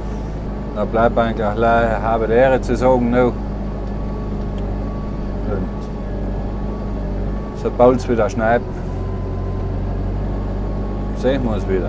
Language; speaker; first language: German; native; German